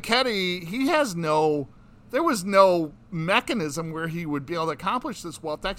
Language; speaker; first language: English; native; English